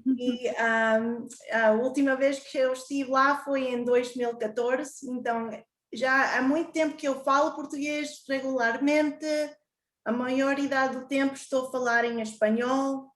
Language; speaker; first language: Portuguese; early bilingual, heritage; Portuguese